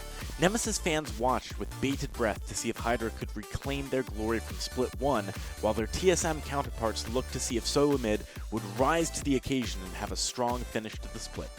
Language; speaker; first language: English; native; English